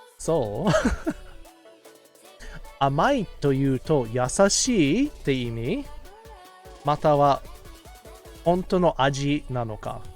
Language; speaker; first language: Japanese; non-native, fluent; English